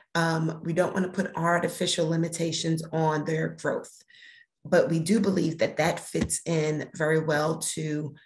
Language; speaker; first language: English; native; English